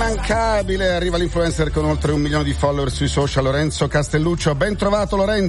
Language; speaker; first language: Italian; native; Italian